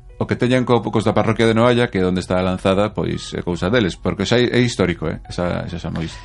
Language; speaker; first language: Galician; native; Galician